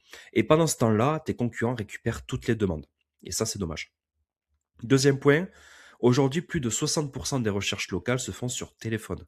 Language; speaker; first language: French; native; French